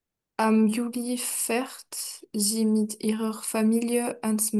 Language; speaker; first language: German; non-native, learner; French